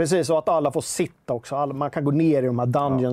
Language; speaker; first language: Swedish; native; Swedish